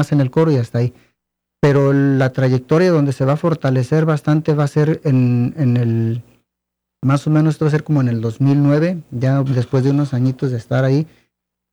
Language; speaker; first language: Spanish; native; Spanish